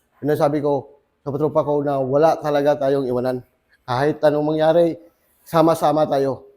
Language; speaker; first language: Filipino; non-native, local second language; Cebuano